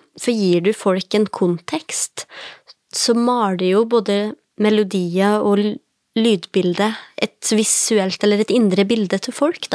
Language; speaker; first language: Norwegian; native; Norwegian